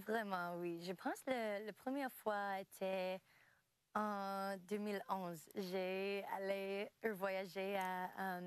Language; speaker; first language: French; non-native, local second language; English